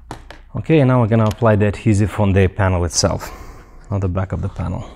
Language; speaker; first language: English; non-native, fluent; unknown